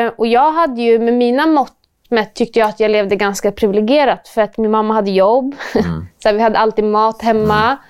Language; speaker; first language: Swedish; native; Swedish